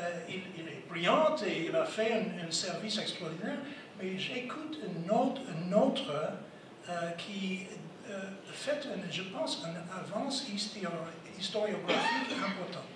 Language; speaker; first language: French; non-native, fluent; English